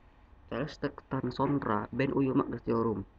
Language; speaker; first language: Turkish; non-native, learner; Indonesian